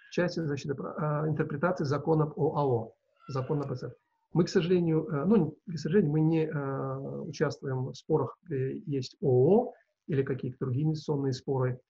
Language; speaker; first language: Russian; non-native, local second language; Uzbek